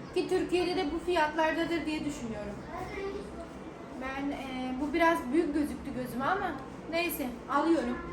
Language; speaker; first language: Turkish; native; Turkish